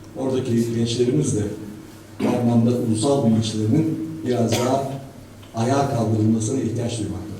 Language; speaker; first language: Turkish; native; Turkish